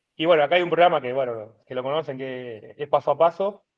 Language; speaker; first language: Spanish; native; Spanish